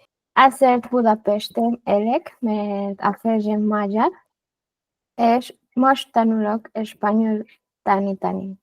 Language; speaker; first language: Hungarian; non-native, learner; Spanish